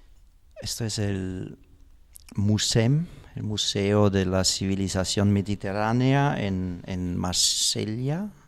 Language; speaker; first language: Spanish; non-native, fluent; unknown